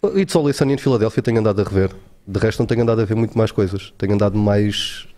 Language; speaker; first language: Portuguese; native; Portuguese